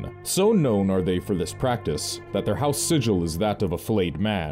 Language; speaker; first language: English; native; English